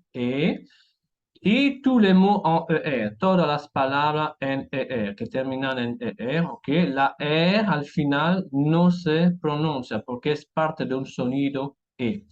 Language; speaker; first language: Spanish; non-native, fluent; French